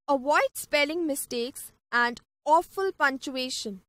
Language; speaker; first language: English; non-native, local second language; Punjabi